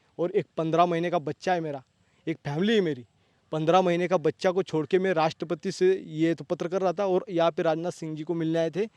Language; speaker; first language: Hindi; non-native, local second language; Marathi